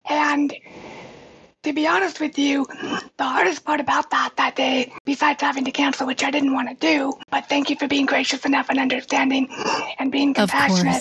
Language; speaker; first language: English; native; English